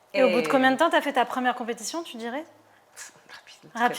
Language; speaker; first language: French; native; French